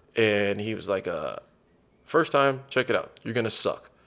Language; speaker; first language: English; native; English